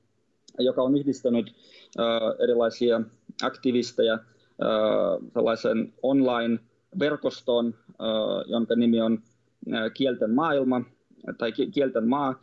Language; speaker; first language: Finnish; non-native, fluent; Russian